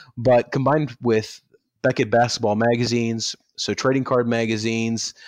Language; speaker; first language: English; native; English